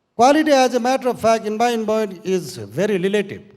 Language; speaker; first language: English; non-native, local second language; Nepali